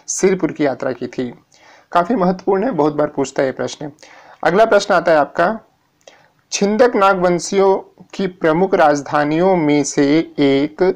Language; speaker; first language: Hindi; native; Hindi